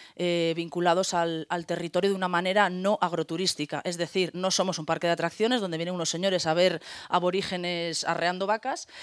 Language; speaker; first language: Spanish; native; Spanish